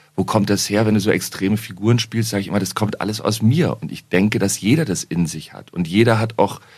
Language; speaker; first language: German; native; German